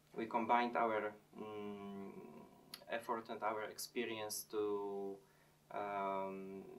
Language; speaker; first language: English; non-native, fluent; Polish